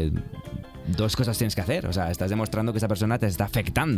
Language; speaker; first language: Spanish; native; Spanish